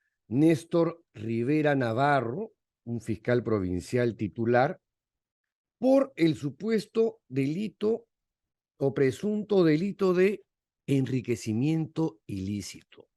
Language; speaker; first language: Spanish; native; Spanish